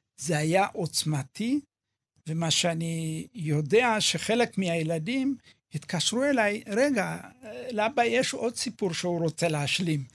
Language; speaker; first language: Hebrew; early bilingual, other home language; Amharic